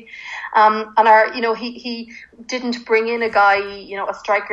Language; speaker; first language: English; native; English